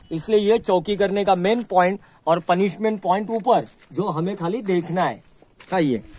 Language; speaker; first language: Hindi; non-native, local second language; Marathi